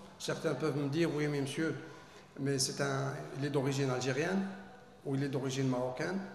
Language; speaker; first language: French; non-native, local second language; Arabic